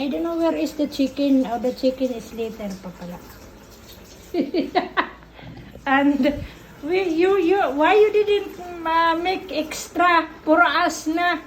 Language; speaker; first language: English; non-native, learner; Filipino